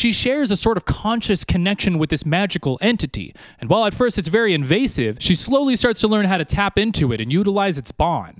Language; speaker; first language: English; native; English